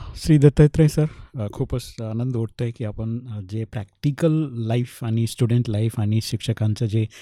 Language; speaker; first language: Marathi; non-native, local second language; Hindi